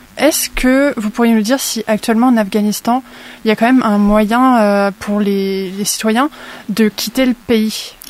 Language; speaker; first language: French; native; French